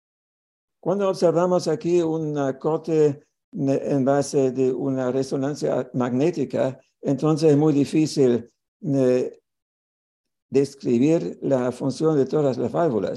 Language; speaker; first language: Spanish; non-native, fluent; German